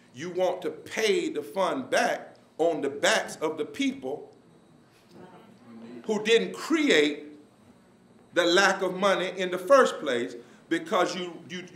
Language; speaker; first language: English; native; English